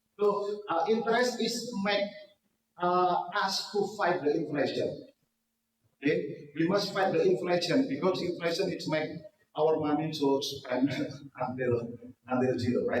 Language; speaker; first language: English; non-native, learner; Indonesian